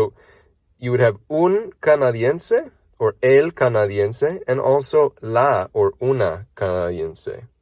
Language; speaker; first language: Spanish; non-native, fluent; English